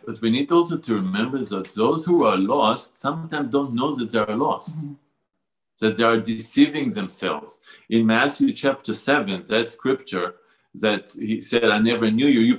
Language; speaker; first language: English; non-native, fluent; Hebrew